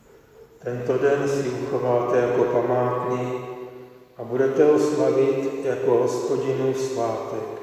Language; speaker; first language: Czech; native; Czech